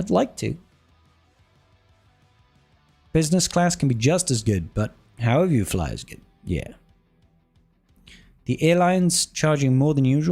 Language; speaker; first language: English; native; English